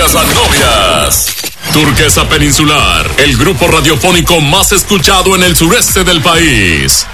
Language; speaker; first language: Spanish; native; Spanish